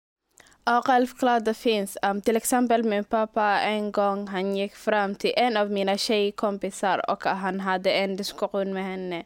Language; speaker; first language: Swedish; non-native, local second language; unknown